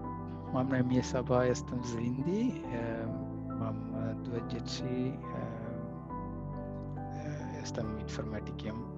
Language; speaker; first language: Polish; non-native, learner; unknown